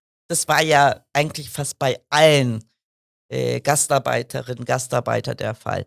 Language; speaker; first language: German; early bilingual, other home language; Kurdish